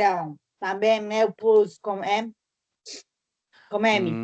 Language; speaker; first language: Portuguese; non-native, learner; Spanish